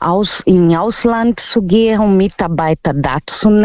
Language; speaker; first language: German; non-native, learner; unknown